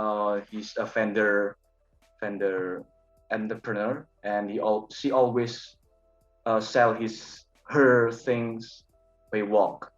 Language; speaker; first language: English; non-native, learner; Indonesian